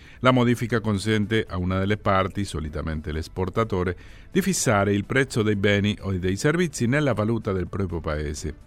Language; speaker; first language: Italian; non-native, fluent; Spanish